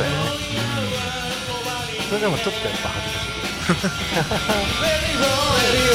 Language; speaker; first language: Japanese; native; Japanese